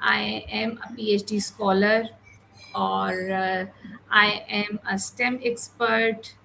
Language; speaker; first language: English; non-native, local second language; Urdu